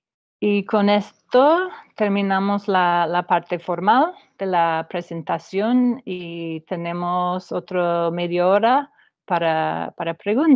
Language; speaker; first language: Spanish; non-native, fluent; English